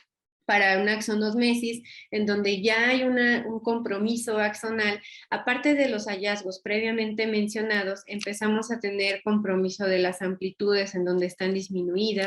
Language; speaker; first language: Spanish; native; Spanish